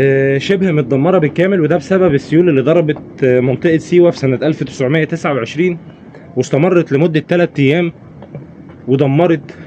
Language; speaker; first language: Arabic; native; Arabic